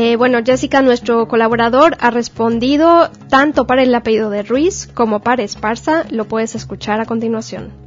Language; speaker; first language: Spanish; native; Spanish